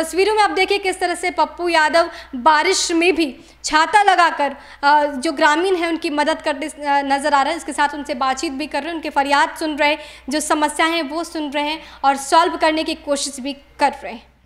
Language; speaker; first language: Hindi; native; Hindi